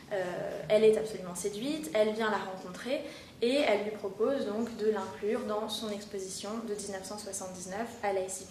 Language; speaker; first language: French; native; French